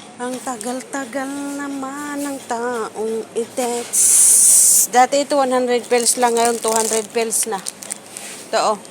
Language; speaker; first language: Filipino; non-native, local second language; Iloko